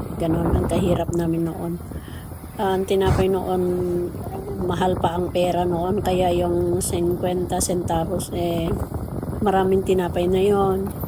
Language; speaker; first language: Filipino; non-native, local second language; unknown